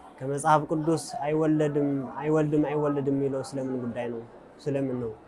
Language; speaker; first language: Amharic; non-native, local second language; Tigrinya